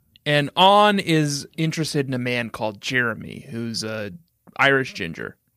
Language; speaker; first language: English; native; English